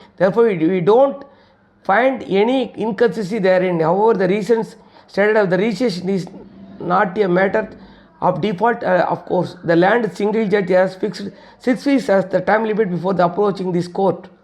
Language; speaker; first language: English; non-native, local second language; Tamil